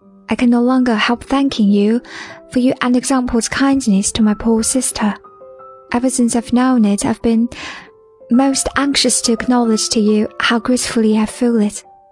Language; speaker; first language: English; non-native, fluent; Chinese